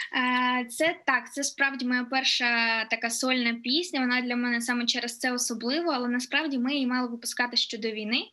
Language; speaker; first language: Ukrainian; non-native, local second language; Russian